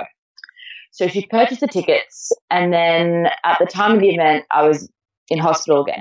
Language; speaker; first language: English; native; English